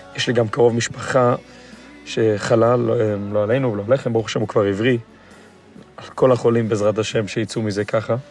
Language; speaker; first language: Hebrew; non-native, local second language; Yiddish